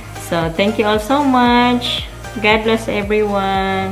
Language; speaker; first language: English; non-native, local second language; Filipino